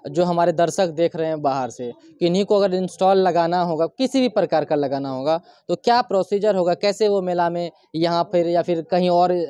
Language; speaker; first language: Hindi; native; Hindi